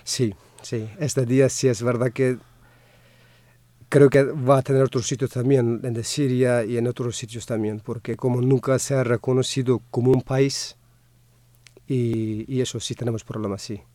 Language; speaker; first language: Spanish; non-native, fluent; Kurdish